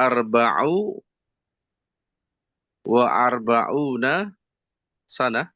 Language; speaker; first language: Arabic; non-native, learner; Indonesian